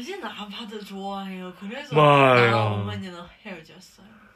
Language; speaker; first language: Korean; non-native, learner; Chinese